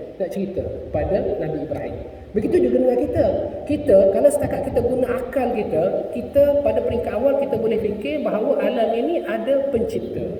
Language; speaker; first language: Malay; native; Malay